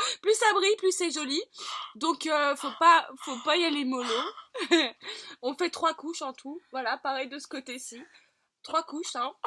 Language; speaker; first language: French; native; French